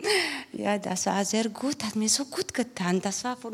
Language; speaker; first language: German; non-native, learner; Romanian